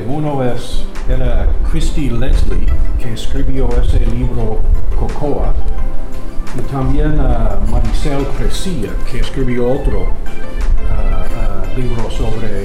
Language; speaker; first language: Spanish; non-native, learner; English